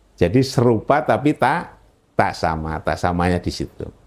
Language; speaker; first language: Indonesian; non-native, local second language; Javanese